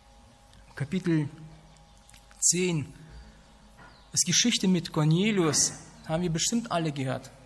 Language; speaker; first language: German; non-native, fluent; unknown